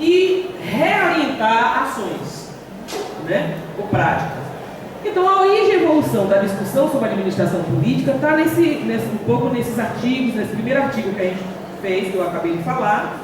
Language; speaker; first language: Portuguese; native; Portuguese